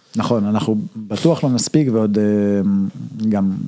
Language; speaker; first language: Hebrew; native; Hebrew